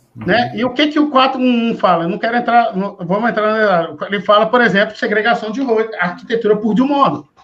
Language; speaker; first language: Portuguese; native; Portuguese